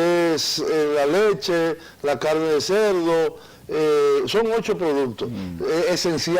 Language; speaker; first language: Spanish; native; Spanish